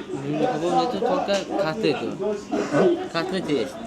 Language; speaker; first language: Russian; non-native, local second language; Tajik